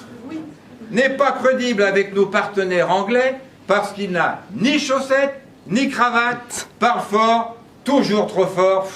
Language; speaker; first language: French; native; French